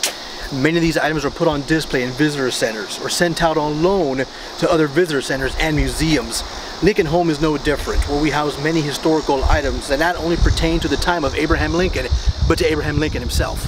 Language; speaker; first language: English; native; English